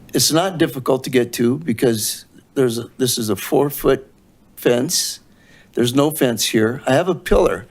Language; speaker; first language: English; native; English